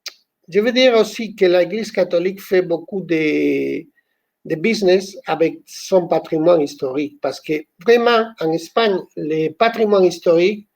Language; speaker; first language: French; non-native, fluent; Spanish